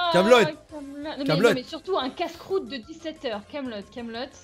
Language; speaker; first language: French; native; French